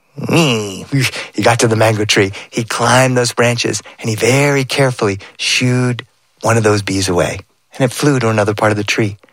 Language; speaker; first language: English; early bilingual, other home language; Spanish